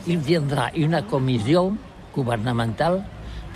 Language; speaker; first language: French; non-native, learner; Catalan